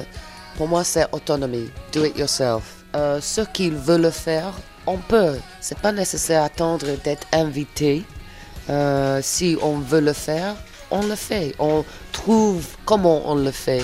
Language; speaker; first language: French; non-native, fluent; English